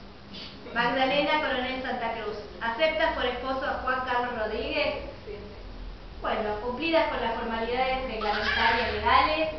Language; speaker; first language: Spanish; native; Spanish